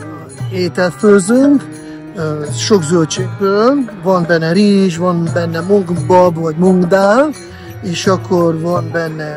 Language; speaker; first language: Hungarian; non-native, fluent; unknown